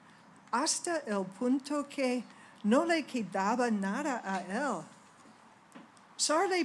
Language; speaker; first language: Spanish; non-native, fluent; English